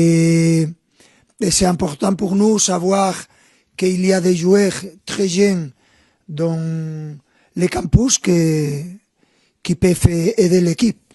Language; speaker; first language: French; non-native, fluent; Spanish